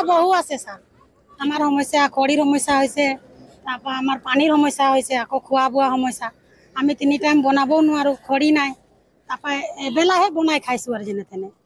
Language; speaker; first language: Assamese; native; Assamese